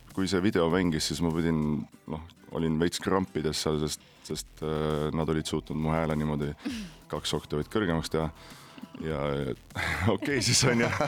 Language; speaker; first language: Estonian; native; Estonian